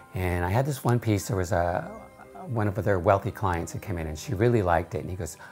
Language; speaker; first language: English; native; English